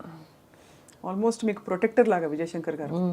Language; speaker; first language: Telugu; native; Telugu